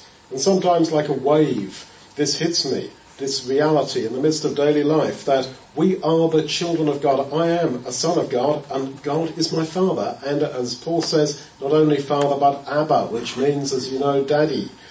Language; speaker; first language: English; native; English